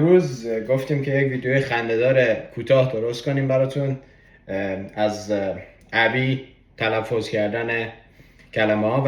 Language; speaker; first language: Persian; early bilingual, heritage; Persian